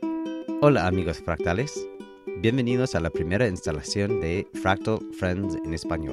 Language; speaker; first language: Spanish; non-native, fluent; English